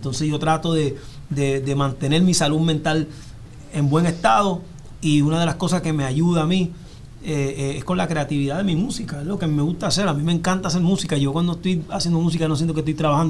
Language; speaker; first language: Spanish; early bilingual, heritage; Spanish